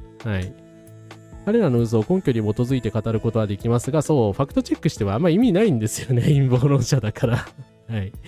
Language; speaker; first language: Japanese; native; Japanese